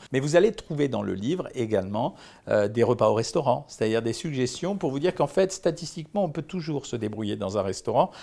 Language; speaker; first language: French; native; French